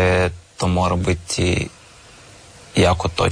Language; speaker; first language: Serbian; non-native, learner; Russian